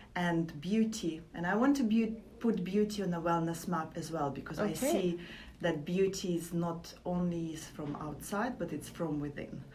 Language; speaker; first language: English; non-native, fluent; Latvian